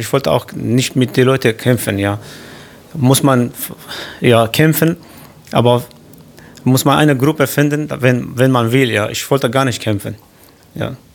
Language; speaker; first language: German; non-native, learner; Kurdish